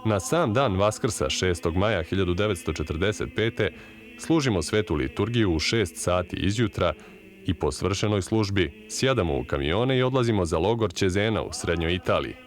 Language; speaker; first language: Bosnian; native; Bosnian